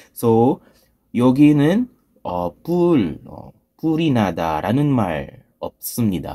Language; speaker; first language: Korean; non-native, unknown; Filipino